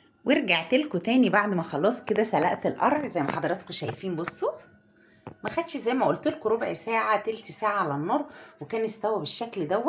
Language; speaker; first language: Arabic; native; Arabic